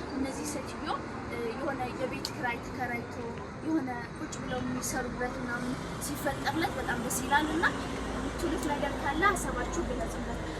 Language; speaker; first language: Amharic; non-native, local second language; Tigrinya